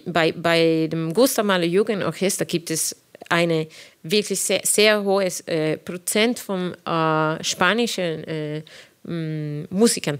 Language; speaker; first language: German; non-native, fluent; Spanish